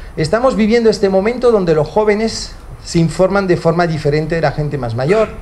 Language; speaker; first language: Spanish; early bilingual, heritage; Spanish